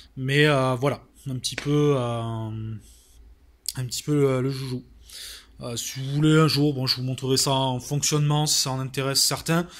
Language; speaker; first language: French; native; French